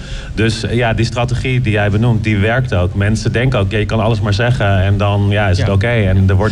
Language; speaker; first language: Dutch; native; Dutch